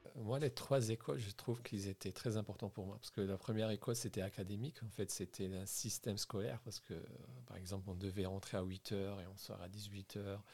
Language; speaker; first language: French; non-native, local second language; Arabic